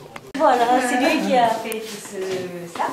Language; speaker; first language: French; non-native, fluent; Japanese